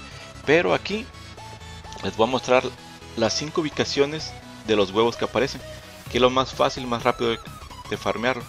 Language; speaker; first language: Spanish; native; Spanish